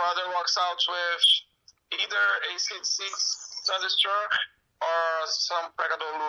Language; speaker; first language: English; non-native, fluent; Portuguese